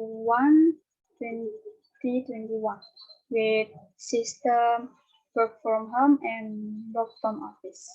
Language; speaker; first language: English; non-native, learner; Indonesian